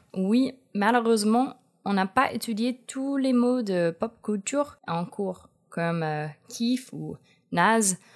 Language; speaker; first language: French; non-native, fluent; English